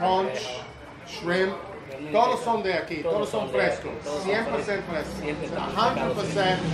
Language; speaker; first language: Spanish; non-native, learner; English